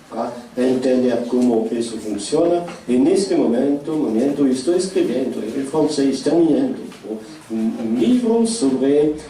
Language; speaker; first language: Portuguese; non-native, fluent; French